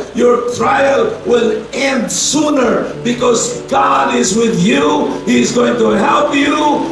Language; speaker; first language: English; non-native, local second language; Filipino